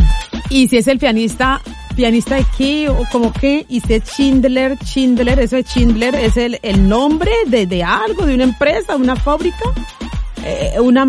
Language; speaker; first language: Spanish; native; Spanish